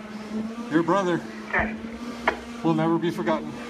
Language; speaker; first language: English; native; English